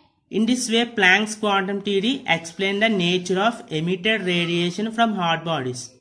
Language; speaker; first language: English; non-native, local second language; Telugu